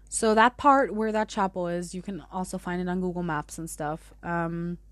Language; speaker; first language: English; non-native, fluent; German